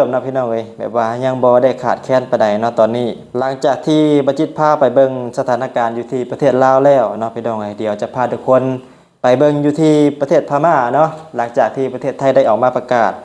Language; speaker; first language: Thai; non-native, local second language; Northeastern Thai